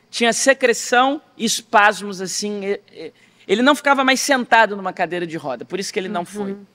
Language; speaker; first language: Portuguese; native; Portuguese